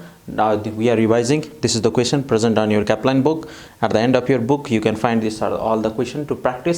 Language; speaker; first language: English; non-native, fluent; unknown